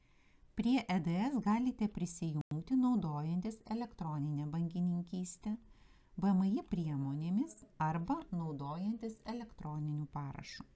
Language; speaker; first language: Lithuanian; native; Lithuanian